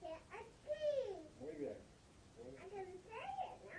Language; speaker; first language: Spanish; early bilingual, heritage; Spanish